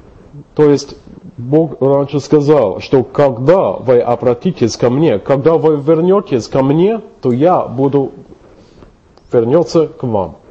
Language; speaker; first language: Russian; non-native, fluent; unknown